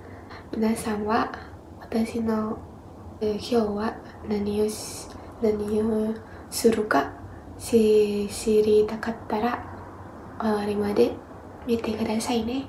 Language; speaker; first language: Japanese; non-native, learner; Indonesian